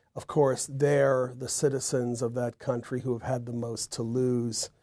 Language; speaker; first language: English; native; English